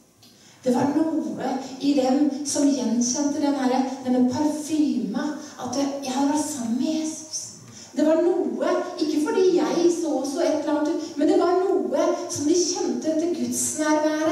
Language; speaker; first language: Norwegian; native; Norwegian